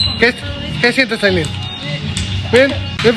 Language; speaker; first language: Spanish; native; Spanish